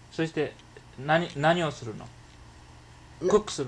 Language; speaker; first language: Japanese; early bilingual, heritage; Japanese